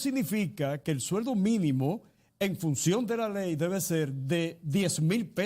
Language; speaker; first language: Spanish; native; Spanish